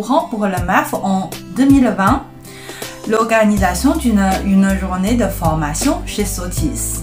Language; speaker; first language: French; non-native, fluent; Chinese